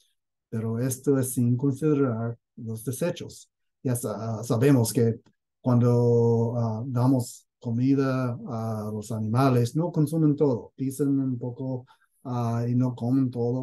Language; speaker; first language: Spanish; non-native, fluent; English